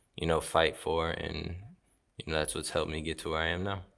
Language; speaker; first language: English; native; English